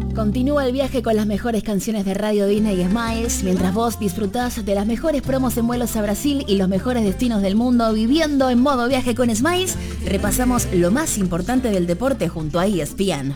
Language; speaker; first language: Spanish; native; Spanish